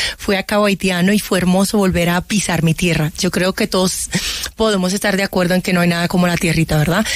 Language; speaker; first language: Spanish; early bilingual, other home language; Haitian Creole